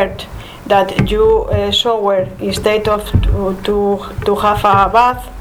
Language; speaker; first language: English; non-native, learner; Spanish